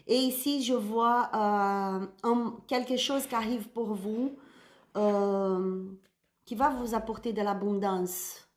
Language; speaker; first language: French; non-native, learner; Spanish